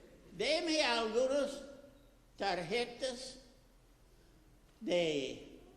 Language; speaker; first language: Spanish; non-native, fluent; English